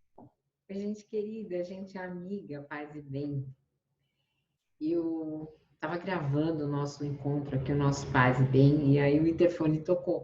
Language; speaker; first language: Portuguese; native; Portuguese